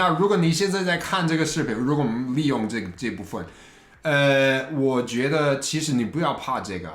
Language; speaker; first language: Chinese; non-native, fluent; English